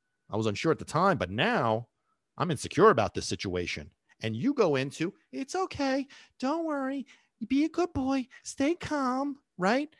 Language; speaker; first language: English; early bilingual, other home language; Italian